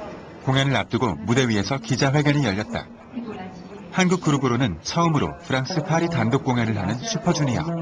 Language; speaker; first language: Korean; native; Korean